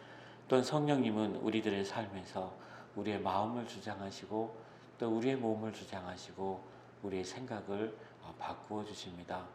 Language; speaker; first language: Korean; native; Korean